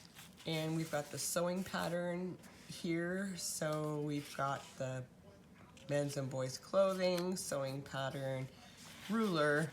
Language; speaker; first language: English; native; English